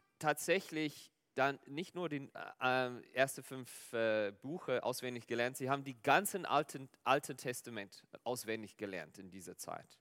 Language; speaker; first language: German; non-native, fluent; Afrikaans